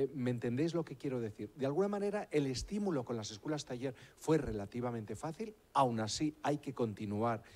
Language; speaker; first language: Spanish; native; Spanish